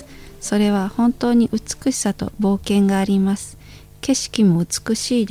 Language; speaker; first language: Japanese; non-native, fluent; Indonesian